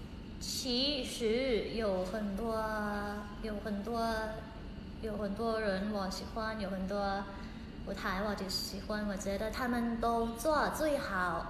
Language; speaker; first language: Chinese; non-native, learner; Thai